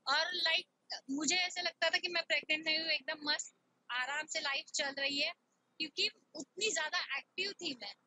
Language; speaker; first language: Hindi; non-native, local second language; Marathi